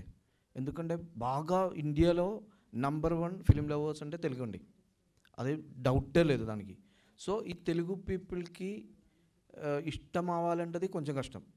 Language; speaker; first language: Telugu; non-native, learner; Malayalam